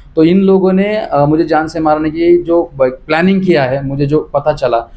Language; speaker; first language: Hindi; non-native, local second language; Marathi